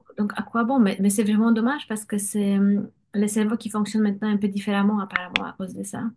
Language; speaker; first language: French; non-native, fluent; Polish